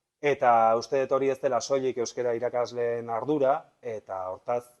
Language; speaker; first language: Basque; native; Basque